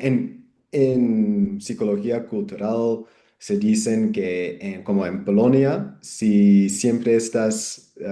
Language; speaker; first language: Spanish; non-native, fluent; English